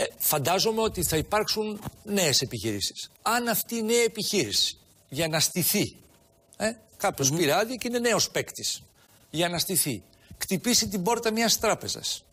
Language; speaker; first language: Greek; early bilingual, heritage; Greek